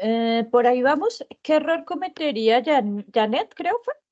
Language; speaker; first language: Spanish; native; Spanish